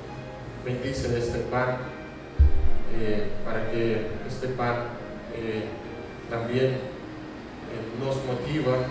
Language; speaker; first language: Spanish; non-native, fluent; Russian